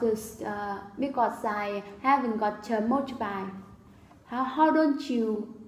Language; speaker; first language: English; non-native, learner; Vietnamese